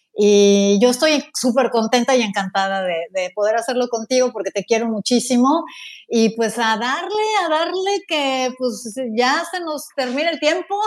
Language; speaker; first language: Spanish; native; Spanish